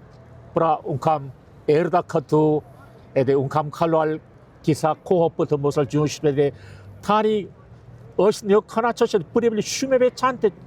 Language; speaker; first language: Albanian; non-native, learner; Korean